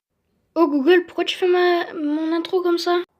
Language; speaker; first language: French; native; French